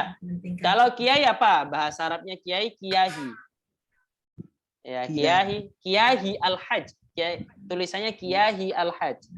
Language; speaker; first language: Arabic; non-native, fluent; Indonesian